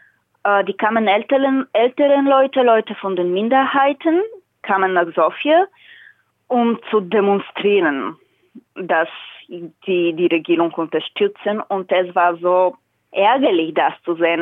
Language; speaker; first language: German; non-native, fluent; Bulgarian